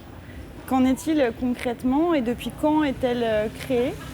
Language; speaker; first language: French; native; French